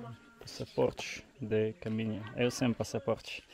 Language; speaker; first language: Portuguese; non-native, learner; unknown